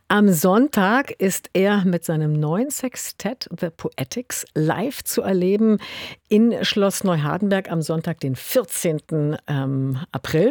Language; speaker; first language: German; native; German